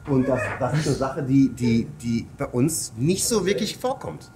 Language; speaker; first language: German; native; German